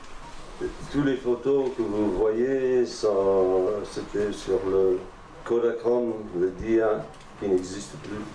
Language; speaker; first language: French; non-native, fluent; English